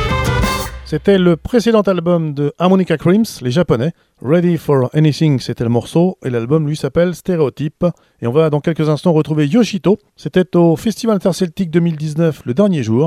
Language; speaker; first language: French; native; French